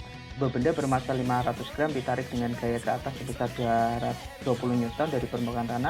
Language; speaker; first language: Indonesian; native; Indonesian